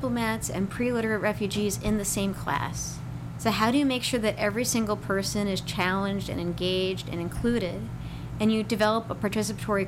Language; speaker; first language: English; non-native, local second language; Ukrainian